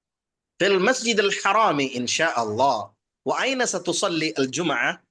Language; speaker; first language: Arabic; non-native, fluent; Tamil